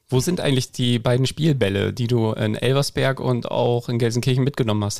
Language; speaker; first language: German; native; German